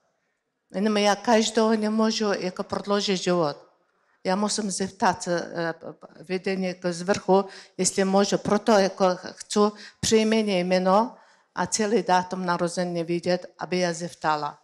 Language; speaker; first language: Czech; non-native, learner; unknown